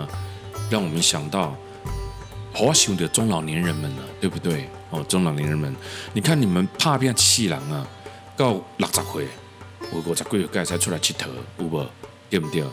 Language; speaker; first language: Chinese; native; Chinese